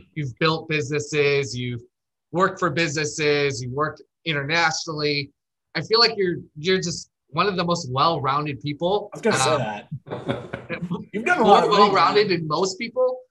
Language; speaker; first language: English; native; English